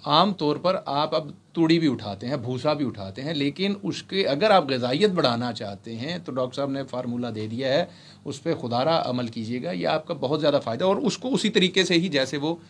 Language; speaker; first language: Urdu; non-native, local second language; Punjabi